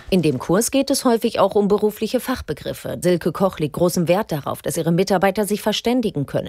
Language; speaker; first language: German; native; German